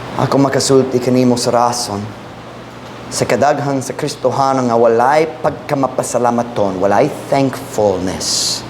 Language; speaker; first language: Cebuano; non-native, fluent; English